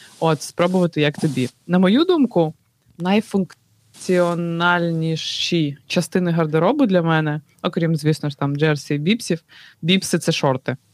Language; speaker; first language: Ukrainian; native; Ukrainian